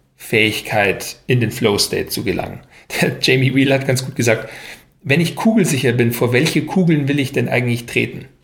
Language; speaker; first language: German; native; German